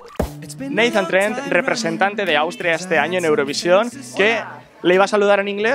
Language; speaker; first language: Spanish; native; Spanish